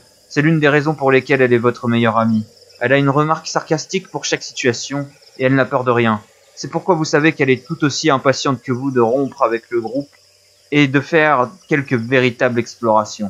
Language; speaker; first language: French; native; French